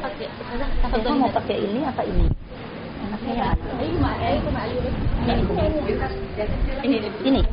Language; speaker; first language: Indonesian; native; Indonesian